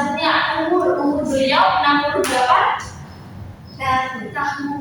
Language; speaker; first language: Indonesian; native; Indonesian